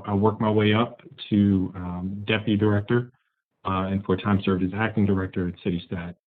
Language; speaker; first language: English; native; English